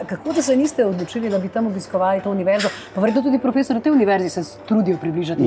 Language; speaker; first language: Slovenian; native; Slovenian